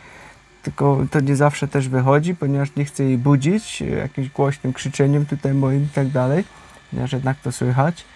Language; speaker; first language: Polish; native; Polish